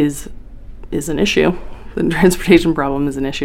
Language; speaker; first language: English; native; English